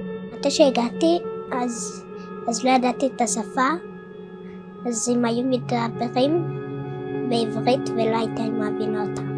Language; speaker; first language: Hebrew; early bilingual, other home language; Amharic